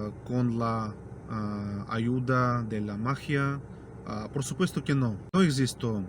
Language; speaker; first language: Spanish; non-native, fluent; Russian